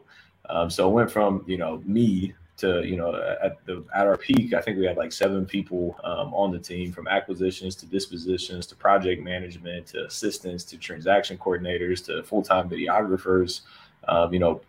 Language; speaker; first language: English; native; English